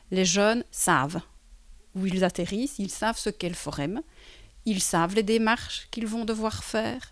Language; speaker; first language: French; native; French